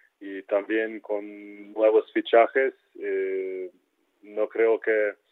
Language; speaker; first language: Spanish; non-native, learner; Ukrainian